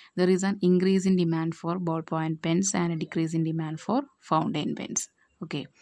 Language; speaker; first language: English; non-native, local second language; Malayalam